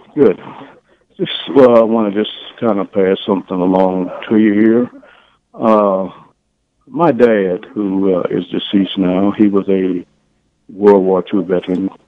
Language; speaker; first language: English; native; English